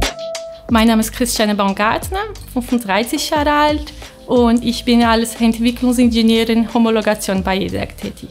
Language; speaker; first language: German; non-native, fluent; Portuguese